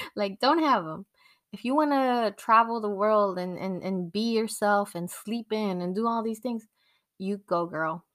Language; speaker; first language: English; non-native, fluent; Spanish